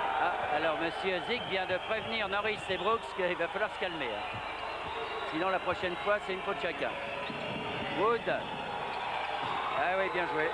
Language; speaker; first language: French; native; French